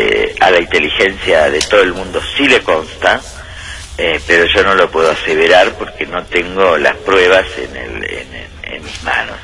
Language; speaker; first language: Spanish; native; Spanish